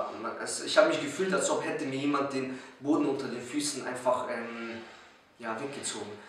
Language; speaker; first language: German; early bilingual, other home language; Polish